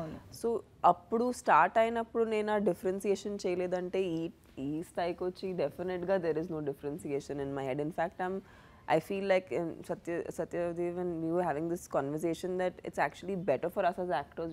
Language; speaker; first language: Telugu; non-native, local second language; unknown